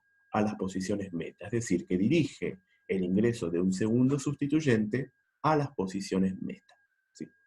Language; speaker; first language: Spanish; native; Spanish